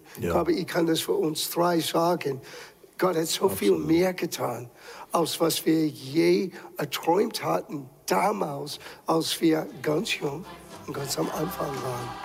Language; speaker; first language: German; non-native, fluent; English